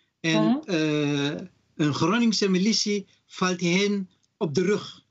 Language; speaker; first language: Dutch; non-native, fluent; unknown